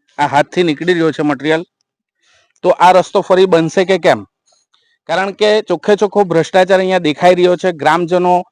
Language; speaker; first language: Gujarati; native; Gujarati